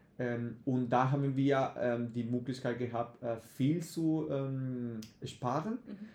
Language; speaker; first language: German; non-native, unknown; Spanish